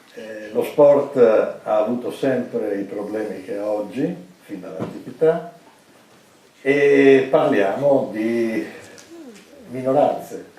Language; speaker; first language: Italian; native; Italian